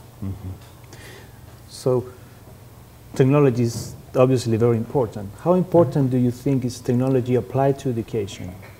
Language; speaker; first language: English; non-native, fluent; Spanish